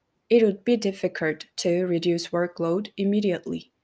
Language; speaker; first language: English; non-native, fluent; Korean